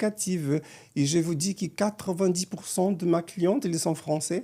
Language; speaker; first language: French; non-native, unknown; Portuguese